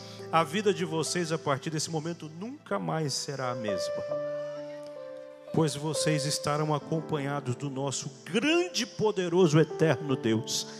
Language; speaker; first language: Portuguese; native; Portuguese